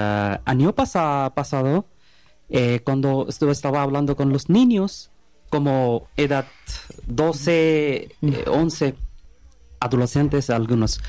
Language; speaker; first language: Spanish; non-native, learner; Bangla